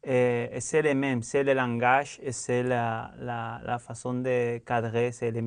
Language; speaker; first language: French; non-native, learner; Spanish